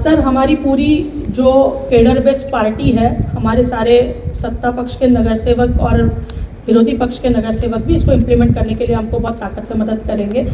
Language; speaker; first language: Hindi; non-native, local second language; Marathi